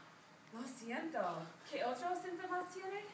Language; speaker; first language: Spanish; non-native, learner; English